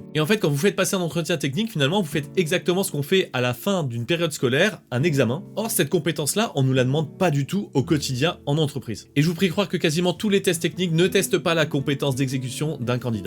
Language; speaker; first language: French; native; French